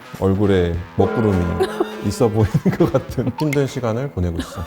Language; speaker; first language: Korean; early bilingual, heritage; Korean